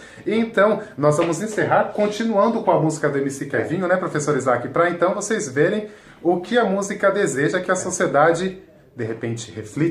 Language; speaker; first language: Portuguese; native; Portuguese